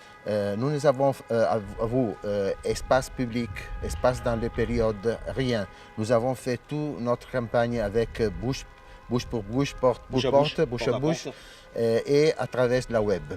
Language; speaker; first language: French; non-native, learner; Italian